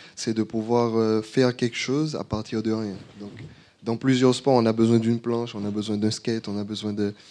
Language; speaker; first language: French; native; French